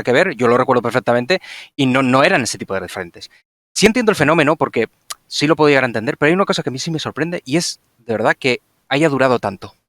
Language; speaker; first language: Spanish; native; Spanish